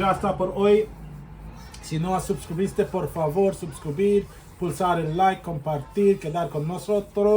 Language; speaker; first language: Spanish; non-native, fluent; Bangla